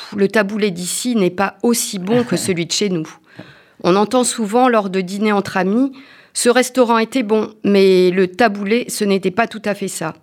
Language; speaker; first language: French; native; French